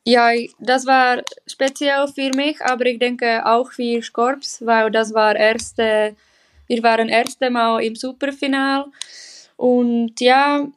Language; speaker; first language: German; non-native, learner; Czech